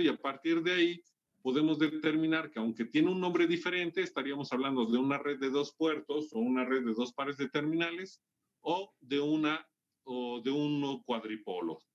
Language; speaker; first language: Spanish; native; Spanish